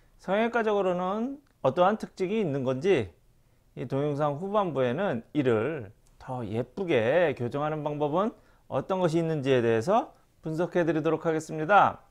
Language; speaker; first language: Korean; native; Korean